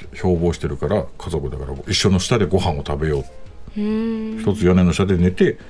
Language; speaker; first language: Japanese; native; Japanese